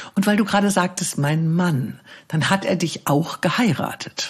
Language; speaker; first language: German; native; German